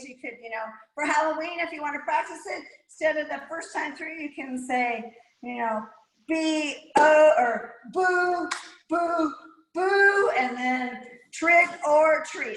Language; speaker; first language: English; native; English